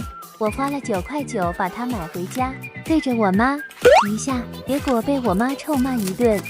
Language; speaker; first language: Chinese; native; Chinese